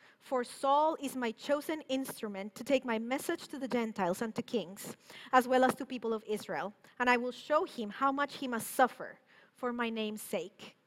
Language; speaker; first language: English; non-native, fluent; Spanish